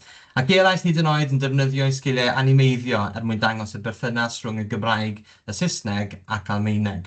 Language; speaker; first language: Welsh; native; Welsh